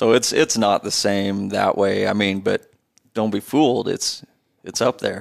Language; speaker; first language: English; native; English